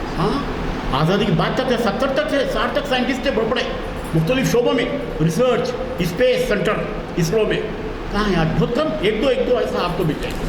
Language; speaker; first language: Urdu; native; Urdu